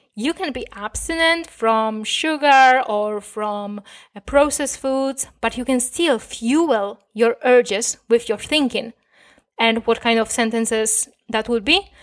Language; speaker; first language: English; non-native, fluent; Polish